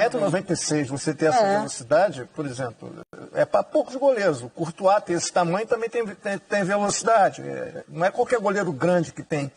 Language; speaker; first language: Portuguese; native; Portuguese